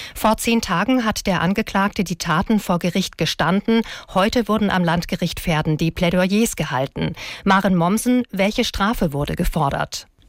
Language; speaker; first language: German; native; German